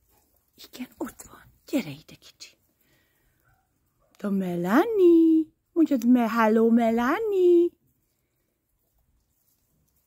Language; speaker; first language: German; non-native, learner; Hungarian